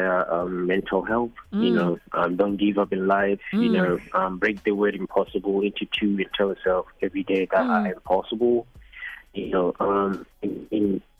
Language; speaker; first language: English; non-native, local second language; Zulu